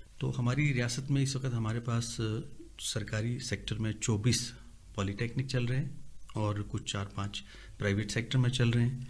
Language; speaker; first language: Urdu; non-native, local second language; Kashmiri